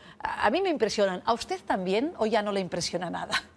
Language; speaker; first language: Spanish; non-native, local second language; Catalan